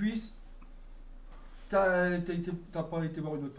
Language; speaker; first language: French; native; French